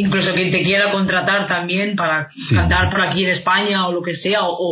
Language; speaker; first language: Spanish; native; Spanish